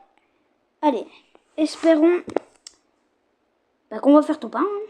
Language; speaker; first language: French; native; French